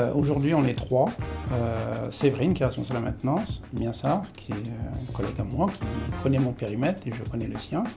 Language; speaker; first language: French; non-native, local second language; Arabic